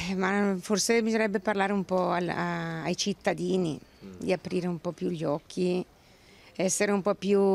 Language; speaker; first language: Italian; native; Italian